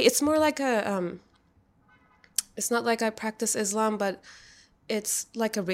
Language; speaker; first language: English; non-native, fluent; Turkish